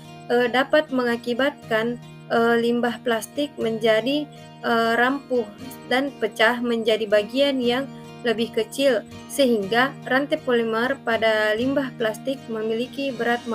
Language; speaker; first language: Indonesian; native; Indonesian